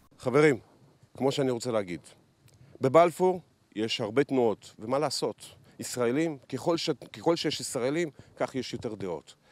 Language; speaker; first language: Hebrew; early bilingual, other home language; Russian